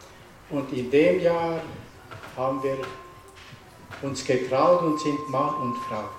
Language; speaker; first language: German; non-native, learner; Romanian